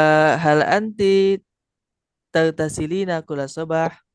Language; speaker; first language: Arabic; non-native, fluent; Indonesian